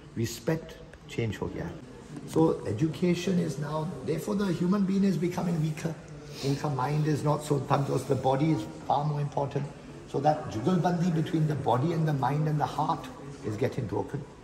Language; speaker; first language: English; non-native, local second language; Hindi